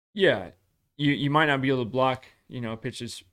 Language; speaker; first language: English; native; English